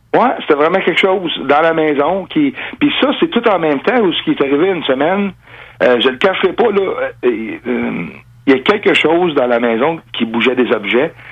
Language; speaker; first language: French; non-native, local second language; English